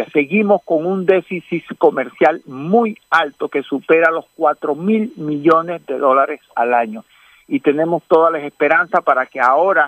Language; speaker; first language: Spanish; native; Spanish